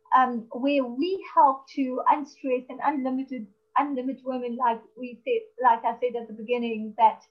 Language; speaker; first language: English; native; English